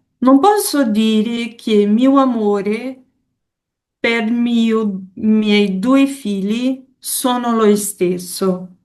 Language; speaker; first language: Italian; non-native, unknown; Portuguese